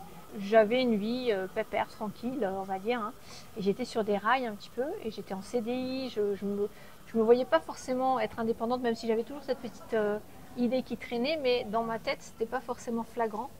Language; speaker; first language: French; native; French